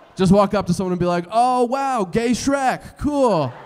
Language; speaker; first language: English; native; English